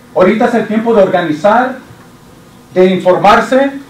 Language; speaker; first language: Spanish; early bilingual, heritage; Spanish